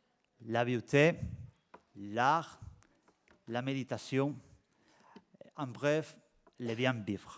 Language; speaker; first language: French; non-native, learner; Spanish